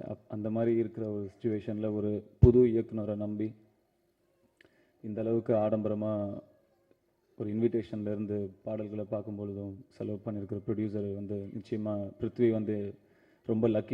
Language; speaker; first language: Tamil; native; Tamil